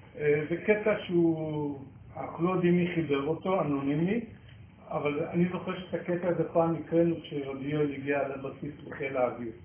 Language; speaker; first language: Hebrew; native; Hebrew